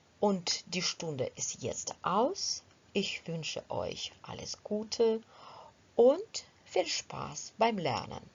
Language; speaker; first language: German; non-native, fluent; Ukrainian